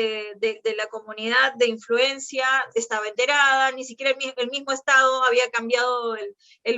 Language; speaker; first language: Spanish; native; Spanish